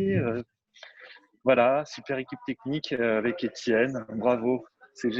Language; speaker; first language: French; native; French